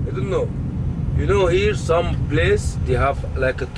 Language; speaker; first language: English; non-native, learner; Arabic